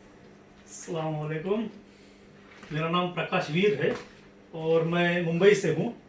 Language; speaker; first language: Hindi; native; Hindi